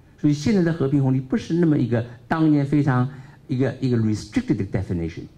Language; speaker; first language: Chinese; native; Chinese